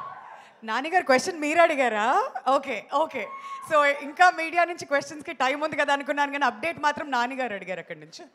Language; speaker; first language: Telugu; native; Telugu